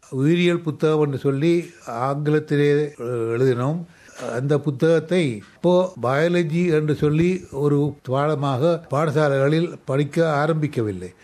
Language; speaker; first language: Tamil; native; Tamil